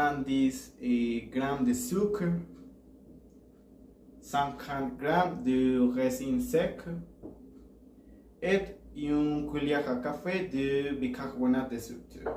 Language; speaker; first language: French; non-native, learner; Spanish